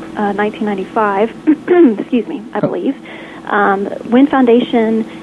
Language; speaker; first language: English; native; English